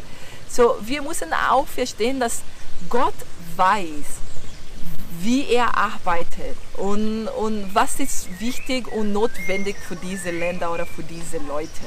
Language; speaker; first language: German; non-native, learner; Portuguese